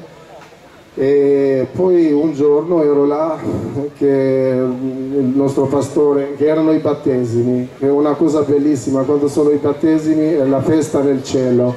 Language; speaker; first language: Italian; non-native, fluent; Albanian